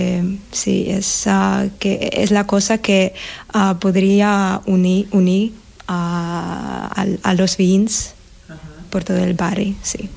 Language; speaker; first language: Catalan; non-native, learner; Spanish